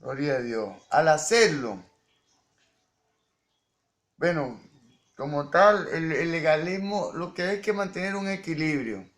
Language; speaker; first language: Spanish; native; Spanish